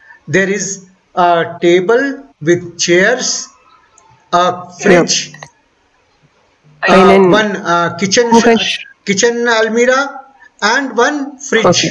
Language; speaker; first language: English; non-native, local second language; Hindi